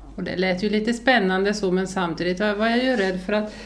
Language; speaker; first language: Swedish; early bilingual, other home language; Finnish